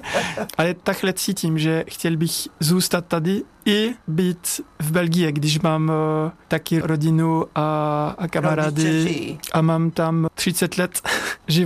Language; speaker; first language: Czech; non-native, learner; French